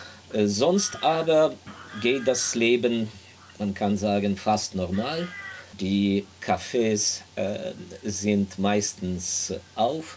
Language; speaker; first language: German; non-native, fluent; Ukrainian